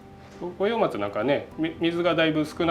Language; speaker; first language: Japanese; native; Japanese